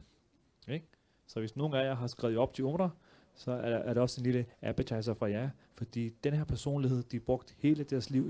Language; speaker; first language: Danish; early bilingual, other home language; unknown